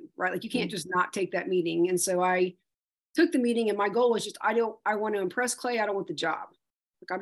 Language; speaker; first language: English; native; English